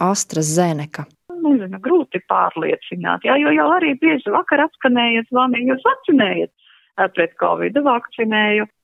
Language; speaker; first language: Latvian; native; Latvian